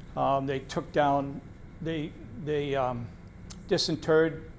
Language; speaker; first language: English; native; English